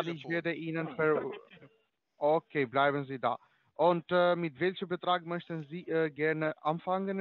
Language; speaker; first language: German; non-native, learner; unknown